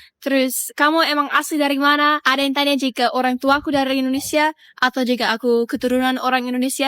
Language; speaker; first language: Indonesian; early bilingual, other home language; English